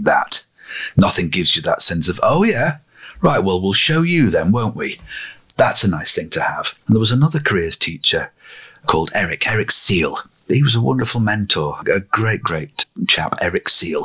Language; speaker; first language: English; native; English